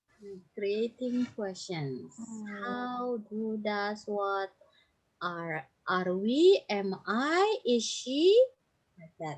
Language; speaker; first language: English; non-native, fluent; Indonesian